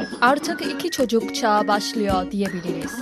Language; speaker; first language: Turkish; non-native, fluent; Chinese